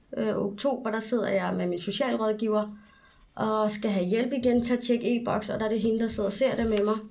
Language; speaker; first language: Danish; early bilingual, other home language; Arabic